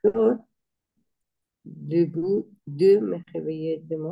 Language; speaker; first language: French; non-native, learner; Spanish